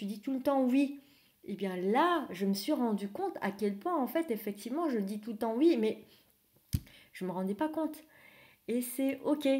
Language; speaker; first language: French; early bilingual, other home language; Vietnamese